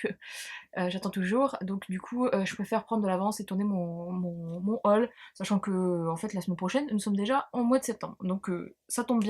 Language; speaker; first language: French; native; French